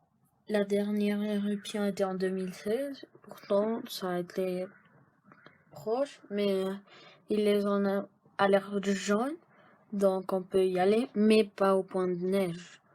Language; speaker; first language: French; non-native, learner; Spanish